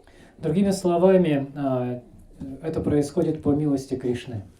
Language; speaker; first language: Russian; native; Russian